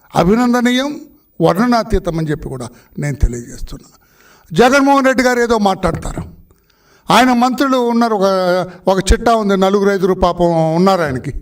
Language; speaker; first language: Telugu; native; Telugu